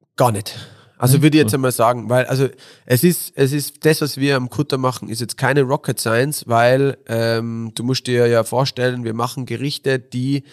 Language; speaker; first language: German; native; German